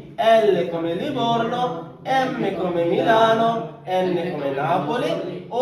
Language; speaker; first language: Italian; non-native, learner; Bangla